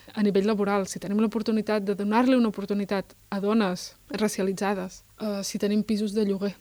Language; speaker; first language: Catalan; early bilingual, other home language; Berber languages